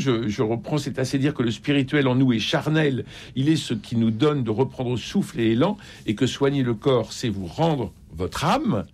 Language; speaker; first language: French; native; French